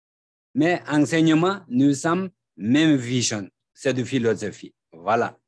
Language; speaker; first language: French; non-native, learner; Tibetan